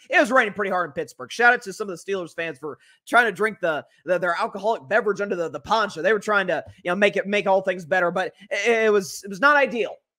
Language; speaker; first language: English; native; English